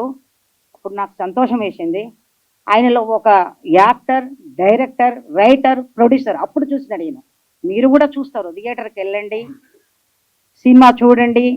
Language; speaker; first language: Telugu; native; Telugu